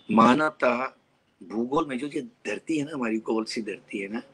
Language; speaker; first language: Hindi; native; Hindi